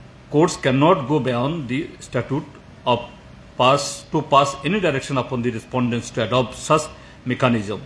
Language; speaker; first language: English; non-native, local second language; Bangla